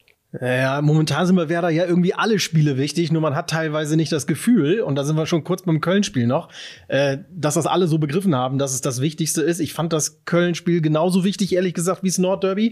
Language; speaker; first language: German; native; German